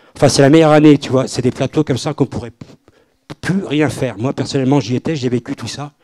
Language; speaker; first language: French; native; French